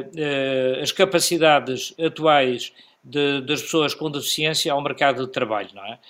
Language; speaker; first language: Portuguese; native; Portuguese